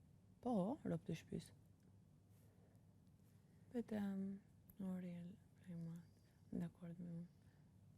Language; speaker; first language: Albanian; early bilingual, heritage; Albanian